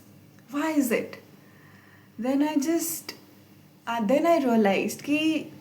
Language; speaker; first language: English; non-native, local second language; Hindi